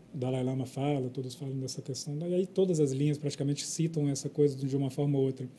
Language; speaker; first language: Portuguese; native; Portuguese